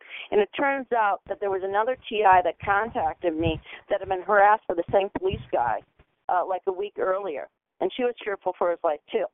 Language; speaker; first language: English; native; English